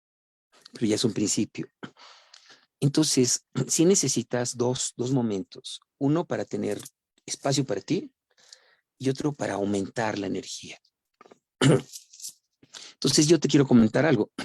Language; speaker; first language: Spanish; native; Spanish